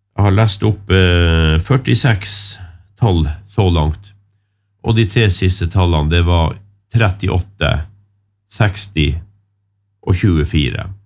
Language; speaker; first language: Norwegian; native; Norwegian